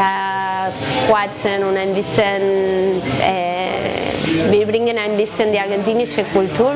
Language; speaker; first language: German; non-native, fluent; Spanish